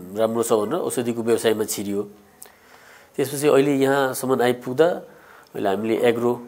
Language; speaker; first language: Nepali; non-native, local second language; Bhojpuri